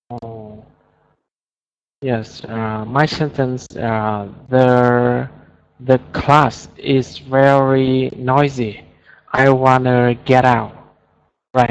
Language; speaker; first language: English; non-native, learner; Vietnamese